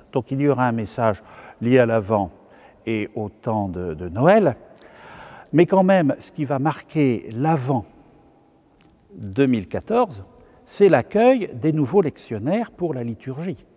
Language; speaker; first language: French; native; French